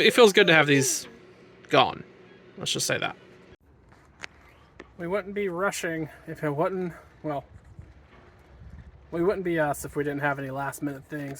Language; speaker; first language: English; native; English